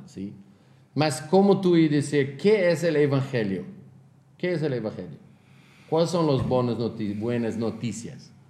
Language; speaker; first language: Spanish; non-native, fluent; Portuguese